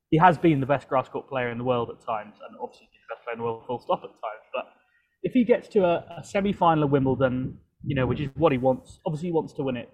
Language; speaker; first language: English; native; English